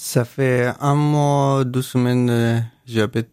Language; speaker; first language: French; non-native, learner; Persian